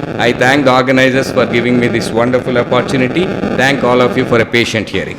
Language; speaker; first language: English; non-native, local second language; Telugu